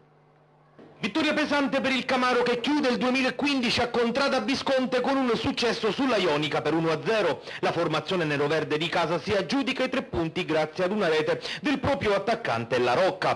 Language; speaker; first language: Italian; native; Italian